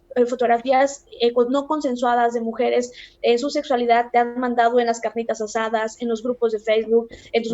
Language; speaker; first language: Spanish; native; Spanish